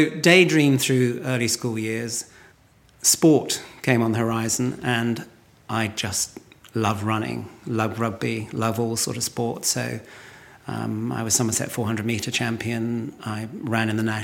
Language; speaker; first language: English; native; English